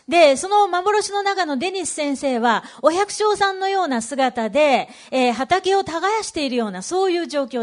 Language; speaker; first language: Japanese; native; Japanese